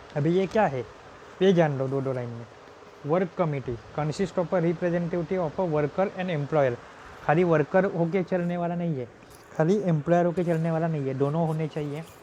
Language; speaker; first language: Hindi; non-native, local second language; Marathi